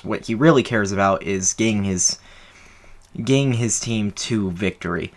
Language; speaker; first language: English; native; English